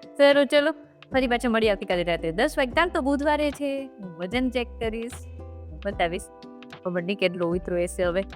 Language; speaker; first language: Gujarati; native; Gujarati